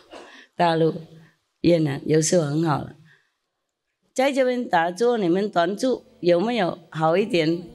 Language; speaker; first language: Chinese; non-native, fluent; Vietnamese